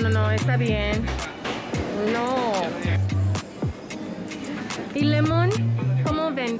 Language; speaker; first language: Spanish; non-native, learner; English